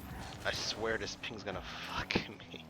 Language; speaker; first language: English; native; English